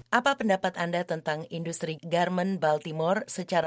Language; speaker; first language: Indonesian; native; Indonesian